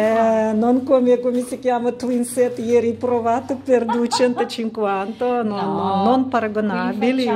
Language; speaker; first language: Italian; non-native, learner; Russian